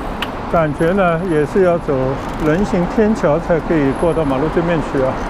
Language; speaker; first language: Chinese; non-native, local second language; Cantonese